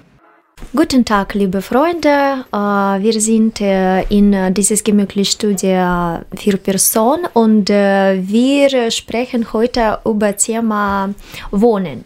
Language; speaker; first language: German; non-native, learner; Russian